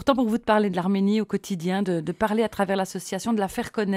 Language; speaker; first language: French; native; French